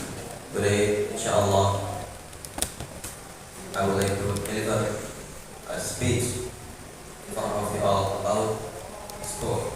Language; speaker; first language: English; non-native, learner; Indonesian